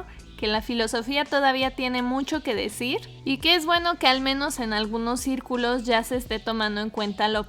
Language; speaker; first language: Spanish; native; Spanish